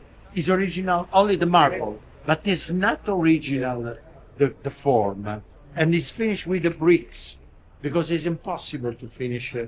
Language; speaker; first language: English; non-native, learner; Italian